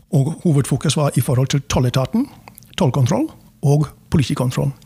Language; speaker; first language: Norwegian; non-native, fluent; English